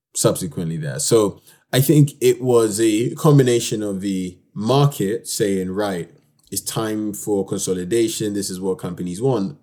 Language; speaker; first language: English; native; English